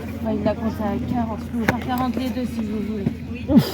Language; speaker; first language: French; native; French